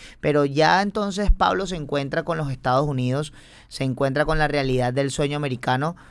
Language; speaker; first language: Spanish; native; Spanish